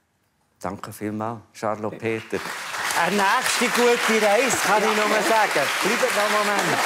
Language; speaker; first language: German; native; German